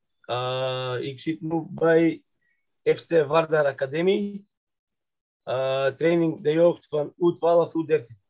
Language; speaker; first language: Dutch; non-native, fluent; Macedonian